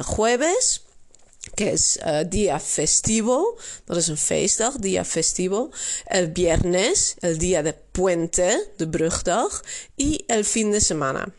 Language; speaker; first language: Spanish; non-native, learner; Dutch